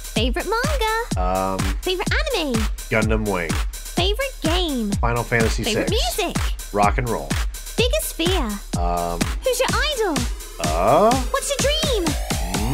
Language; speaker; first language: English; native; English